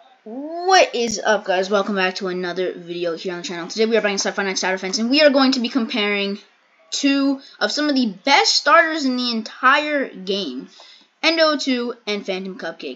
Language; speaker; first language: English; native; English